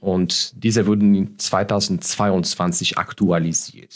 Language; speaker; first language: German; non-native, fluent; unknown